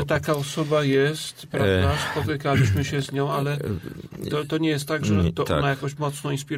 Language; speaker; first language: Polish; native; Polish